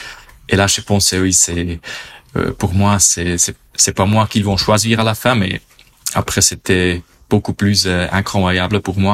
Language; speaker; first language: French; non-native, local second language; German